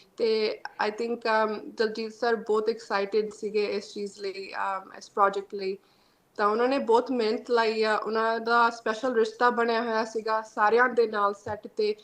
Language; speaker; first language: Punjabi; early bilingual, heritage; Punjabi